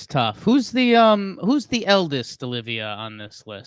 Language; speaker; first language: English; native; English